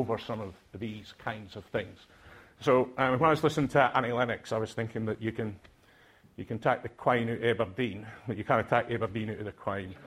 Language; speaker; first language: English; non-native, local second language; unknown